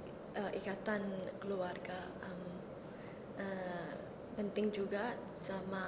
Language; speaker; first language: Indonesian; early bilingual, heritage; Indonesian